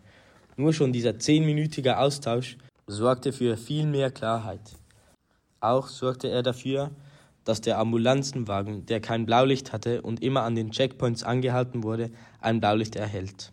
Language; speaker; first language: German; native; German